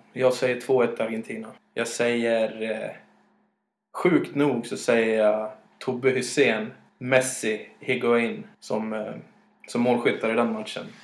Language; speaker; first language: Swedish; native; Swedish